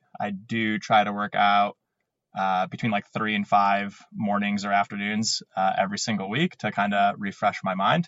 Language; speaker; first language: English; native; English